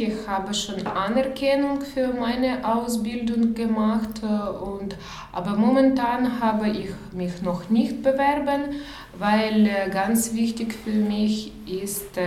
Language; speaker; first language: German; non-native, learner; Ukrainian